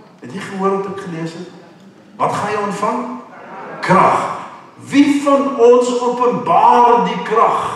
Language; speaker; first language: Afrikaans; non-native, local second language; English